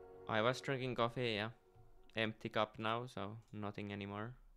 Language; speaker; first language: English; non-native, fluent; Finnish